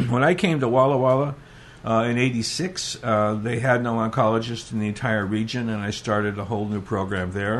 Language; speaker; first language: English; native; English